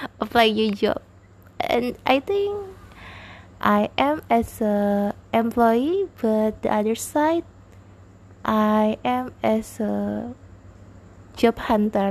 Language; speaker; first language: English; non-native, learner; Indonesian